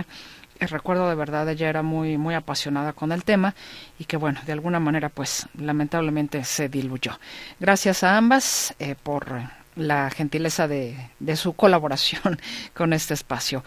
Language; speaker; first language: Spanish; native; Spanish